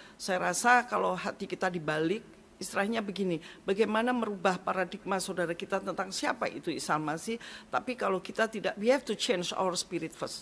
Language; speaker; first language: Indonesian; native; Indonesian